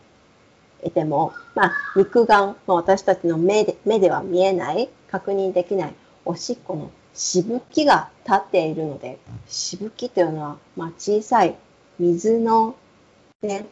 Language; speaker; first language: Japanese; native; Japanese